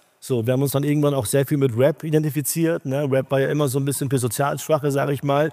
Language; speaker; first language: German; early bilingual, other home language; Urdu